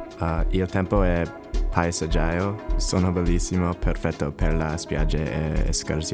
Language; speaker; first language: Italian; non-native, learner; English